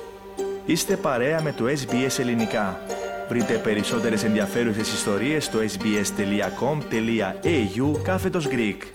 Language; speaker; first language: Greek; native; Greek